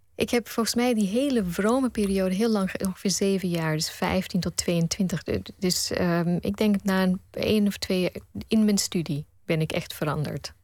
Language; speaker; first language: Dutch; early bilingual, other home language; Punjabi